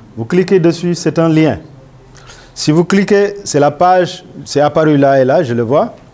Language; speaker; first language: French; non-native, local second language; Wolof